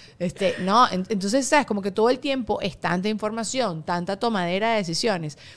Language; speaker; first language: Spanish; native; Spanish